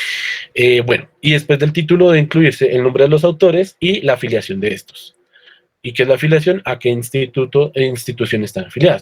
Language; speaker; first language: Spanish; native; Spanish